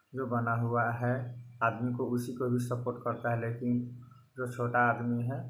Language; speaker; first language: Hindi; non-native, local second language; Bhojpuri